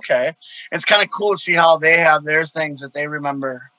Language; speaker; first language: English; native; English